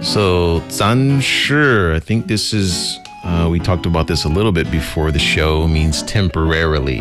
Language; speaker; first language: English; native; English